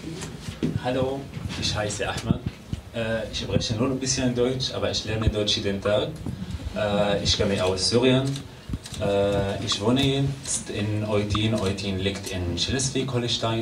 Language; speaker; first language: German; non-native, learner; Arabic